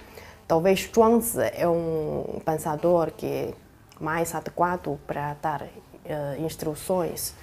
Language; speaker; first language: Portuguese; non-native, fluent; Chinese